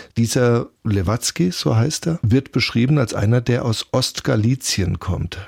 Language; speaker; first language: German; native; German